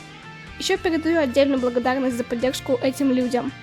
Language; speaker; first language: Russian; native; Russian